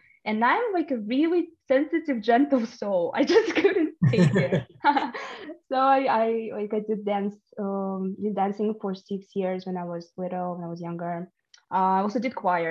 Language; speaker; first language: English; non-native, fluent; Russian